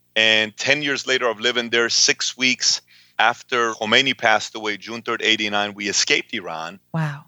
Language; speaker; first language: English; early bilingual, other home language; Persian